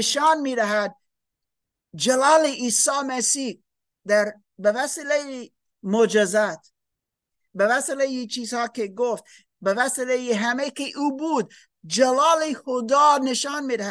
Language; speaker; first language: Persian; non-native, fluent; English